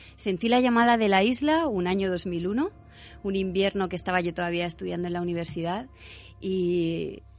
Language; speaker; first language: Spanish; native; Spanish